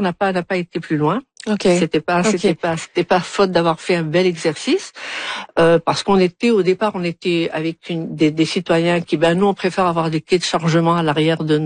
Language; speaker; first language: French; non-native, local second language; Arabic